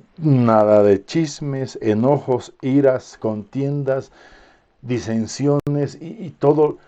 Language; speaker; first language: Spanish; native; Spanish